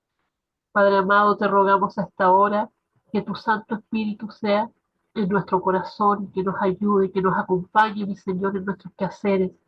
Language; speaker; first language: Spanish; native; Spanish